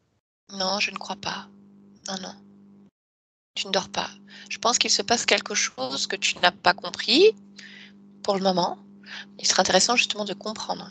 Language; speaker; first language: French; native; French